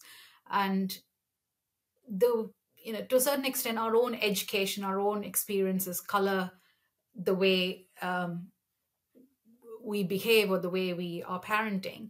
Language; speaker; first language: English; non-native, local second language; Malayalam